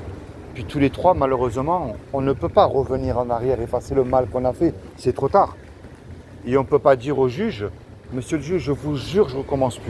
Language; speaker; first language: French; native; French